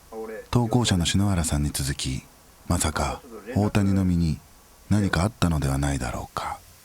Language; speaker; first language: Japanese; native; Japanese